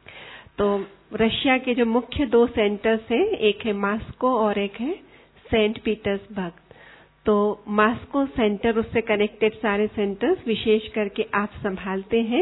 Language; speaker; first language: Hindi; native; Hindi